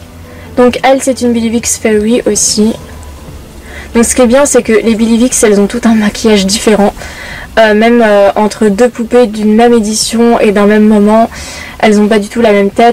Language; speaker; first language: French; native; French